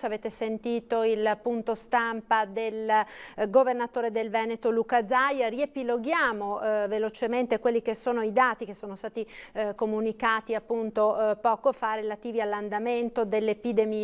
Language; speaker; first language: Italian; native; Italian